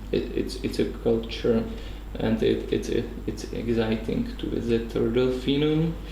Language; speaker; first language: English; non-native, learner; Czech